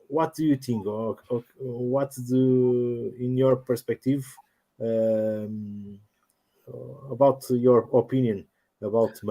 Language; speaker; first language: English; non-native, learner; Portuguese